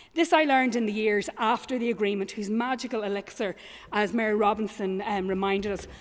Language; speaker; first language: English; native; English